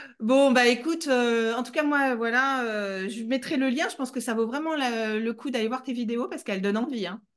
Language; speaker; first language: French; native; French